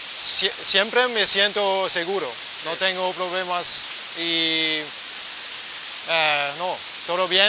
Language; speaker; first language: Spanish; non-native, learner; German